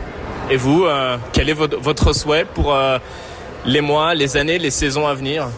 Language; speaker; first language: French; native; French